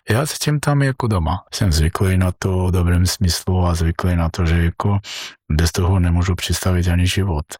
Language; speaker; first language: Czech; non-native, learner; Georgian